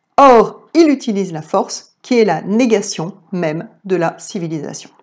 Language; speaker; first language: French; native; French